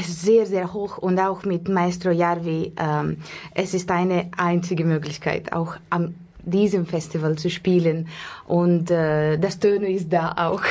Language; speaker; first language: German; non-native, learner; Russian